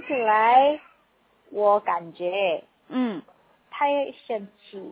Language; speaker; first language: Chinese; non-native, learner; Korean